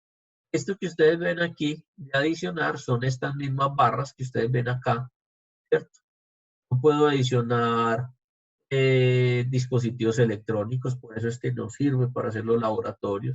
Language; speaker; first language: Spanish; native; Spanish